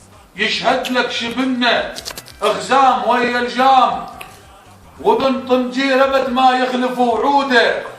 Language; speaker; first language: Arabic; native; Arabic